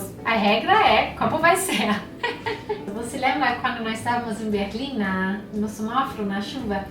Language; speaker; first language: Portuguese; non-native, fluent; German